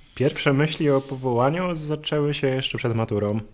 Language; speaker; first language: Polish; native; Polish